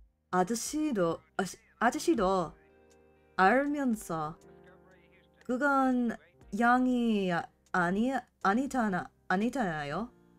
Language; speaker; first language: Korean; non-native, learner; English